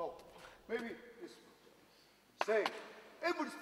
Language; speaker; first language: English; non-native, learner; Japanese